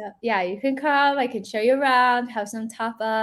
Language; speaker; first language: English; native; English